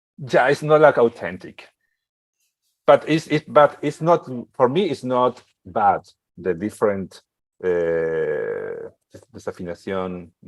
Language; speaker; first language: English; non-native, learner; Spanish